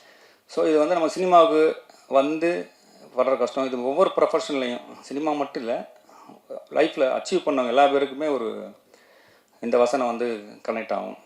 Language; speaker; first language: Tamil; native; Tamil